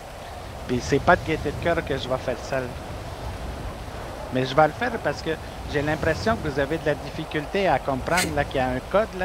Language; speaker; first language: French; native; French